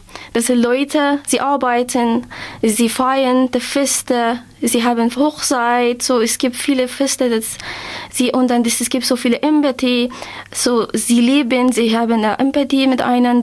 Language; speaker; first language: German; non-native, learner; Persian